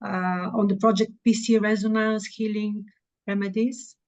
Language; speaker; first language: English; non-native, fluent; Bulgarian